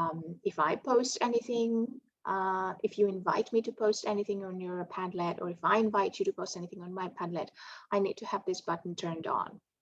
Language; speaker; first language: English; non-native, fluent; Greek